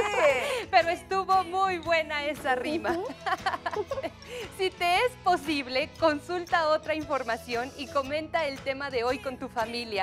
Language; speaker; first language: Spanish; native; Spanish